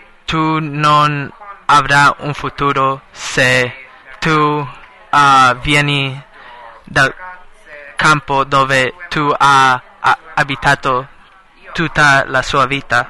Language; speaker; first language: Italian; non-native, learner; English